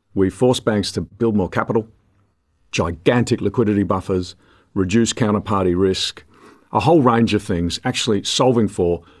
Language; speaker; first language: English; native; English